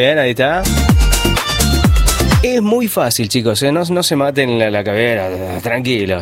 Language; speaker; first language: Spanish; native; Spanish